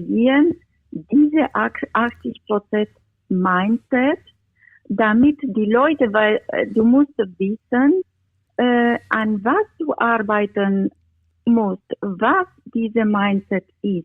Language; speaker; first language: German; non-native, fluent; Romanian